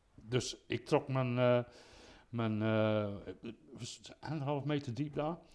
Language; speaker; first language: Dutch; non-native, fluent; English